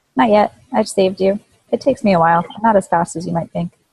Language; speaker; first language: English; native; English